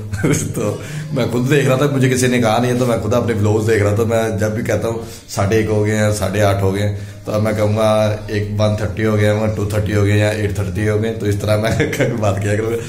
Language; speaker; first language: Urdu; non-native, local second language; Punjabi